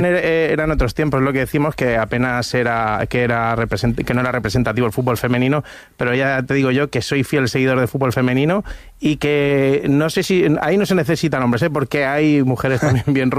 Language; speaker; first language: Spanish; native; Spanish